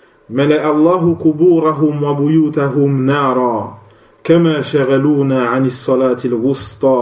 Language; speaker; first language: Arabic; non-native, fluent; French